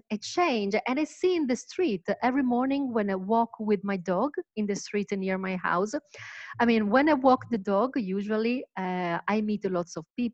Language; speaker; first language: English; non-native, fluent; Italian